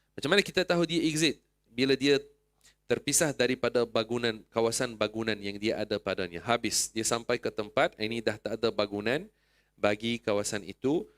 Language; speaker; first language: Malay; non-native, fluent; Arabic